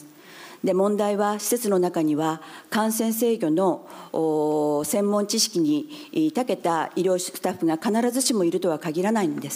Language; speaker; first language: Japanese; native; Japanese